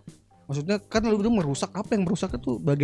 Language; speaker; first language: Indonesian; native; Indonesian